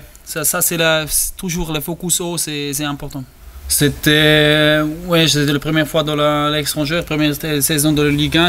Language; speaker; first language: French; non-native, learner; German